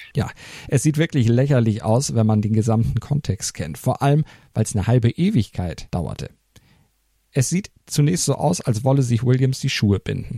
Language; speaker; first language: German; native; German